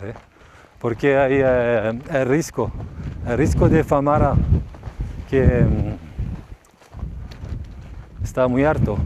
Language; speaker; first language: Spanish; non-native, learner; French